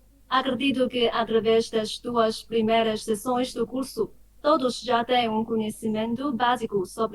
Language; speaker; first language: Portuguese; non-native, fluent; Chinese